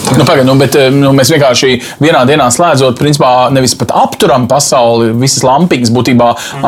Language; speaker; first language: Latvian; native; Latvian